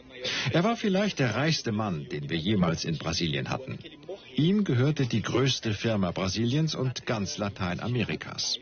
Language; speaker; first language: German; non-native, fluent; Portuguese